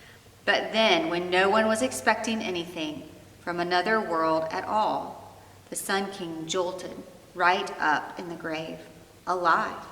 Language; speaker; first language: English; native; English